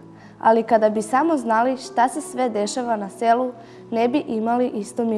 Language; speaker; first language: Serbian; native; Serbian